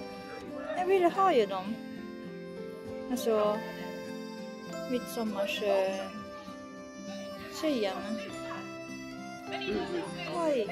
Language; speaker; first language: Swedish; non-native, learner; Japanese